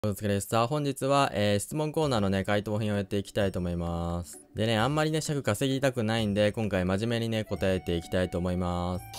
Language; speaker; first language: Japanese; native; Japanese